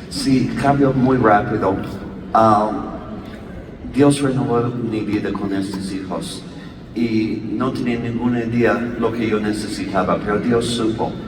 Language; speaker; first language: Spanish; non-native, learner; English